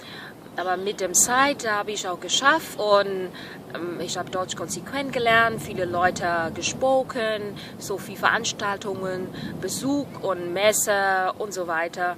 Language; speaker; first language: German; non-native, fluent; Burmese